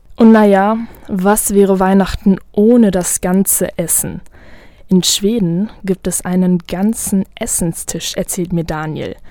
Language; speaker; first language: German; native; German